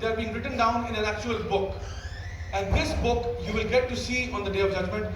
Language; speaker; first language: English; non-native, local second language; Urdu